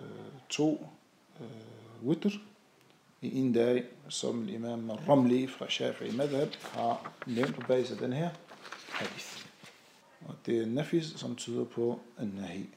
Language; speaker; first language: Danish; non-native, fluent; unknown